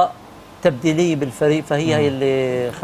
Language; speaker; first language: Arabic; native; Arabic